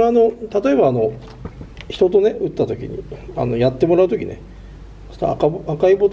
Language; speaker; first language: Japanese; native; Japanese